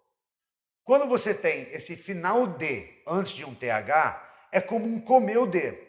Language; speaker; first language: Portuguese; non-native, fluent; English